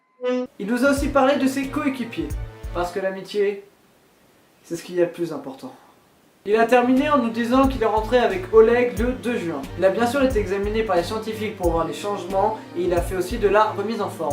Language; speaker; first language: French; native; French